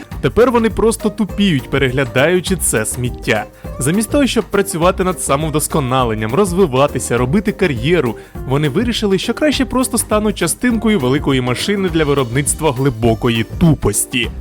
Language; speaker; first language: Ukrainian; native; Ukrainian